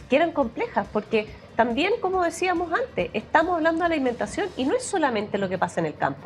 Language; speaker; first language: Spanish; native; Spanish